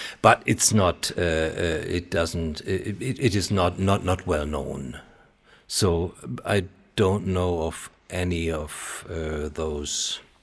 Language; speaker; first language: English; non-native, fluent; German